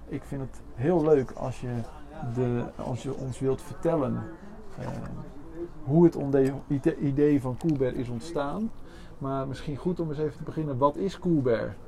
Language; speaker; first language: Dutch; native; Dutch